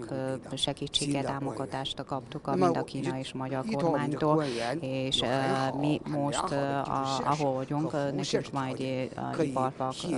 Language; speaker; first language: Hungarian; non-native, learner; Chinese